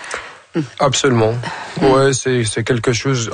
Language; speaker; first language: French; non-native, fluent; Arabic